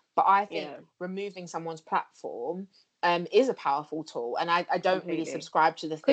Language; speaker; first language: English; native; English